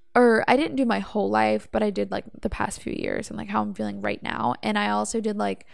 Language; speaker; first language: English; native; English